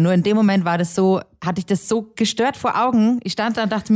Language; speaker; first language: German; native; German